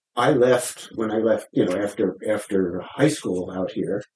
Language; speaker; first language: English; native; English